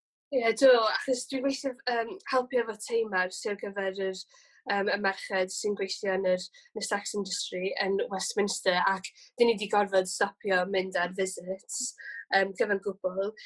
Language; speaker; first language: Welsh; native; Welsh